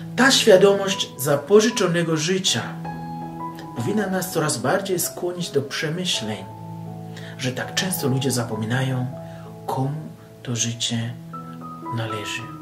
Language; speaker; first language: Polish; non-native, fluent; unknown